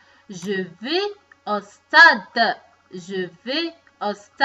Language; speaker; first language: French; non-native, local second language; Arabic